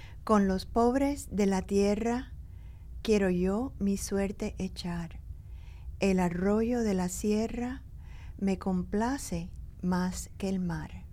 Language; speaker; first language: Spanish; early bilingual, heritage; Spanish